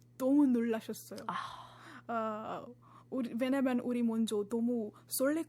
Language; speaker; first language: Korean; non-native, fluent; Marathi